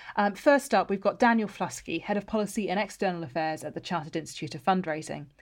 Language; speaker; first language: English; native; English